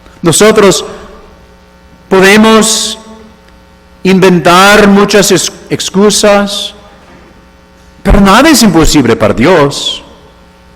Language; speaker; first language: Spanish; non-native, fluent; English